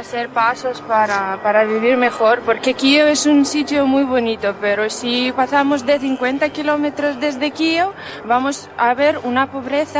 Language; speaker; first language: Spanish; non-native, fluent; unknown